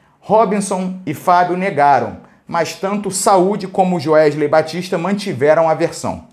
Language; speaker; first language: Portuguese; native; Portuguese